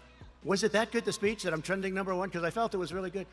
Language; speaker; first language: English; native; English